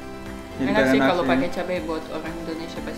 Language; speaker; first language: Indonesian; non-native, learner; Russian